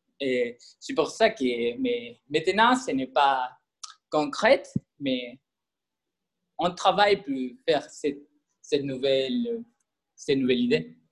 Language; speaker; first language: French; non-native, learner; Spanish